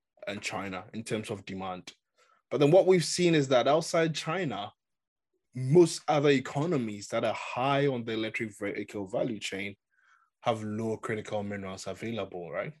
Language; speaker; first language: English; non-native, local second language; Akan